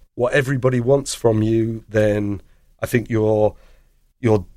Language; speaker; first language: English; native; English